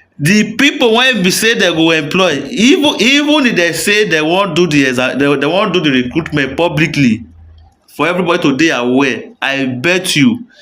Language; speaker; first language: Nigerian Pidgin; native; Nigerian Pidgin